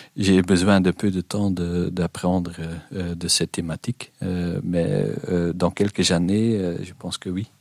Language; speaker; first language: French; non-native, local second language; Dutch